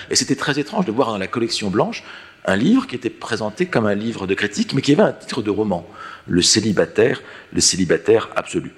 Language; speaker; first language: French; native; French